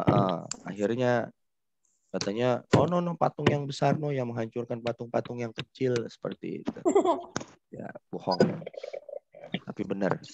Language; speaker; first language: Indonesian; native; Indonesian